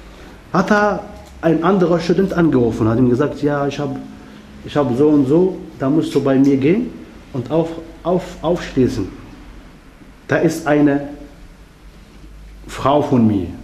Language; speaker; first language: German; non-native, learner; Arabic